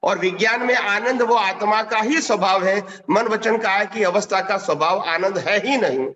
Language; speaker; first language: Hindi; non-native, local second language; Gujarati